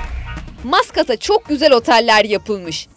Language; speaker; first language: Turkish; native; Turkish